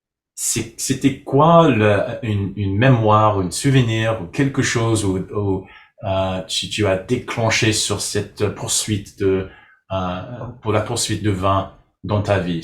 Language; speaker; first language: French; non-native, learner; English